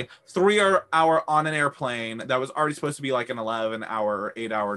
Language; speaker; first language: English; native; English